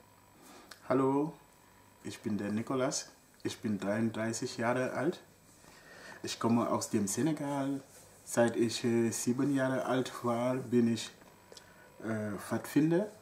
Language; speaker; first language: German; non-native, local second language; French